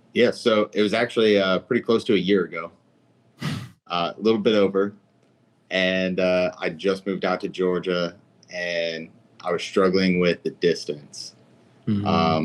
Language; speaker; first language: English; native; English